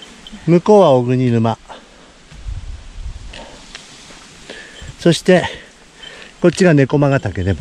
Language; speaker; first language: Japanese; native; Japanese